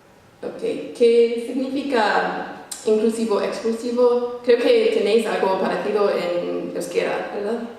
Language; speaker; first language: Spanish; non-native, fluent; English